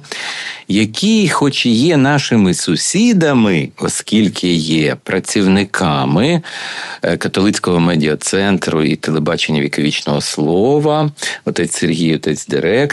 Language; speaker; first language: Ukrainian; native; Ukrainian